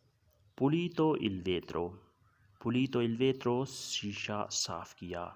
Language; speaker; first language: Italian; non-native, learner; Urdu